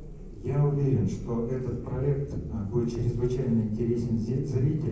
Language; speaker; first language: Russian; native; Russian